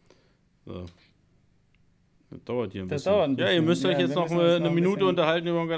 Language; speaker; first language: German; native; German